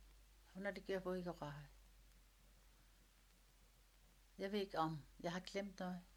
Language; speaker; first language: Danish; non-native, local second language; Kalaallisut